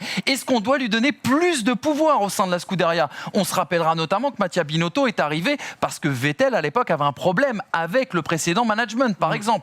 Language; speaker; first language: French; native; French